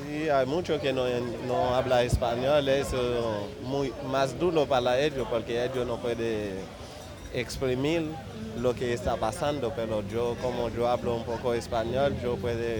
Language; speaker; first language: Spanish; non-native, learner; Haitian Creole